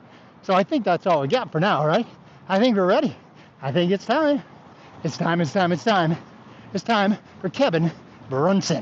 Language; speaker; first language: English; native; English